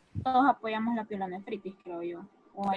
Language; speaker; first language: Spanish; native; Spanish